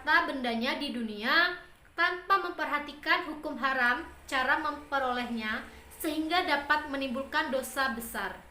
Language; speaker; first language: Indonesian; native; Indonesian